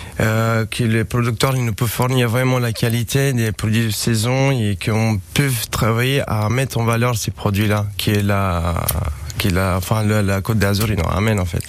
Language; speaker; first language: French; non-native, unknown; Romanian